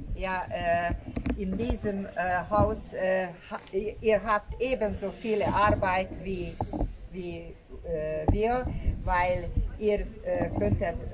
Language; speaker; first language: German; non-native, learner; Hungarian